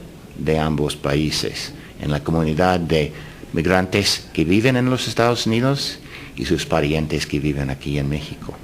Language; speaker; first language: Spanish; non-native, fluent; English